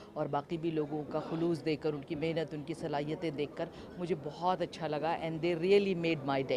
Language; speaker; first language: Urdu; native; Urdu